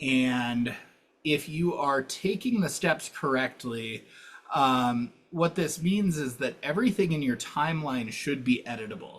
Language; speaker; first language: English; native; English